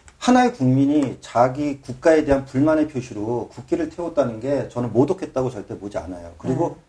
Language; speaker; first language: Korean; native; Korean